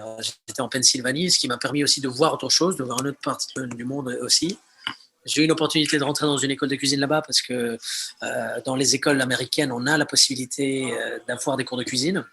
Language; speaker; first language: French; early bilingual, heritage; French